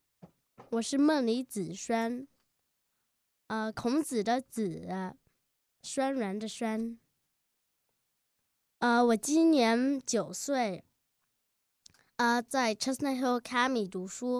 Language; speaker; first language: Chinese; early bilingual, heritage; Chinese